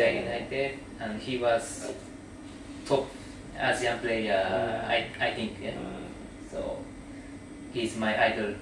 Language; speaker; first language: English; non-native, learner; Japanese